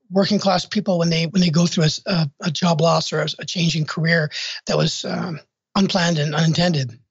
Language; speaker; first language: English; native; English